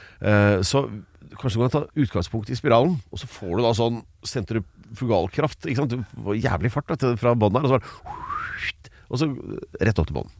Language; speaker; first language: Norwegian; native; Norwegian